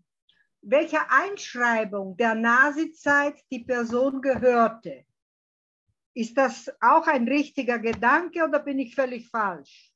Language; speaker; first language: German; early bilingual, heritage; German